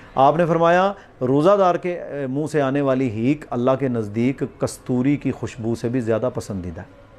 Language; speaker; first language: Urdu; non-native, local second language; Punjabi